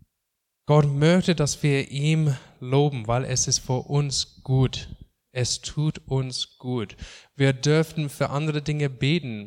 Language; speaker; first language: German; non-native, fluent; English